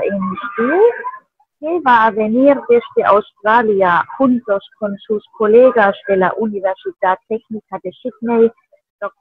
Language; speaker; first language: Spanish; non-native, fluent; German